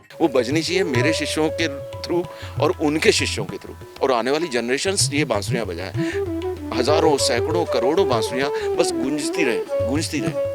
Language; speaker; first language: Hindi; native; Hindi